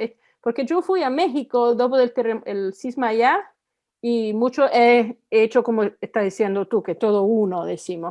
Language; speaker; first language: Spanish; non-native, fluent; Italian